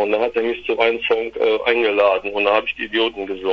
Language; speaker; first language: German; native; German